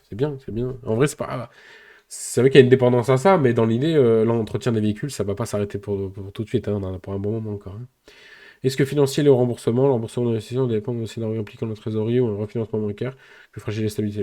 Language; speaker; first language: French; native; French